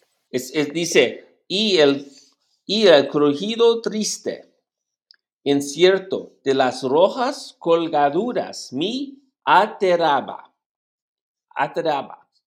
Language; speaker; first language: Spanish; non-native, learner; English